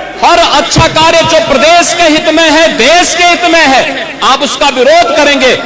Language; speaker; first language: Hindi; native; Hindi